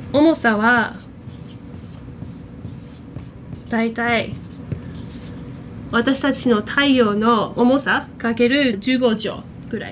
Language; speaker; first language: Japanese; non-native, fluent; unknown